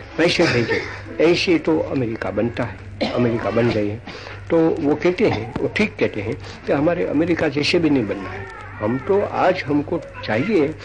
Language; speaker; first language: Hindi; non-native, local second language; Gujarati